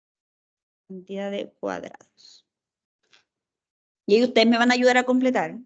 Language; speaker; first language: Spanish; native; Spanish